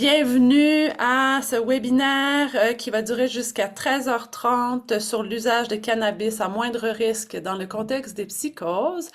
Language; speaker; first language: French; native; French